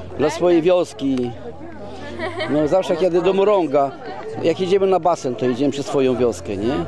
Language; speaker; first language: Polish; native; Polish